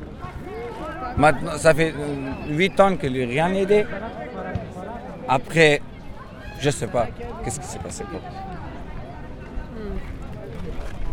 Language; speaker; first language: French; non-native, learner; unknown